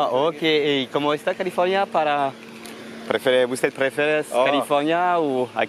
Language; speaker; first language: Spanish; non-native, learner; French